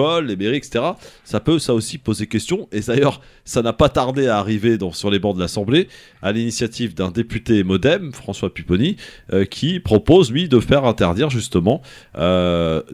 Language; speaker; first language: French; native; French